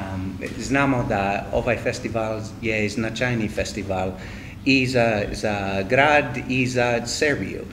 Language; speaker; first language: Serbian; non-native, learner; English